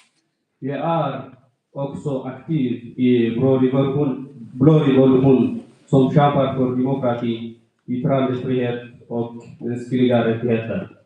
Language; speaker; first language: Swedish; non-native, fluent; Tigrinya